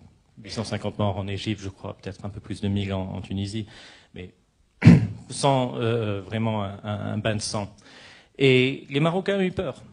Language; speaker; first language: French; non-native, local second language; Arabic